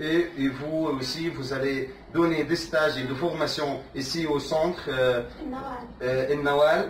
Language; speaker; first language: French; non-native, fluent; Arabic